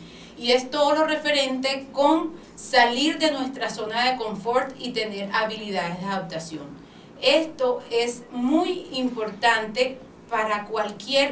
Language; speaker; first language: Spanish; native; Spanish